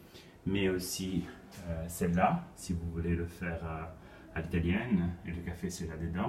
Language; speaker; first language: French; non-native, fluent; Italian